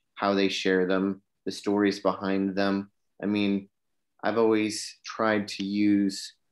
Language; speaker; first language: English; native; English